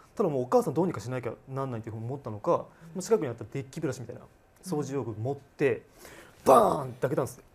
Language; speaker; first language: Japanese; native; Japanese